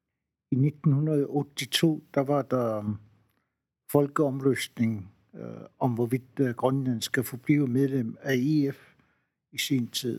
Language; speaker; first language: Danish; non-native, local second language; Kalaallisut